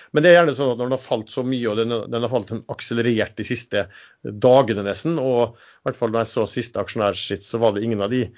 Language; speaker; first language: Norwegian; native; Norwegian